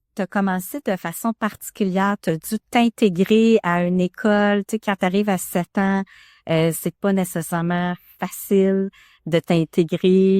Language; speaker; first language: French; native; French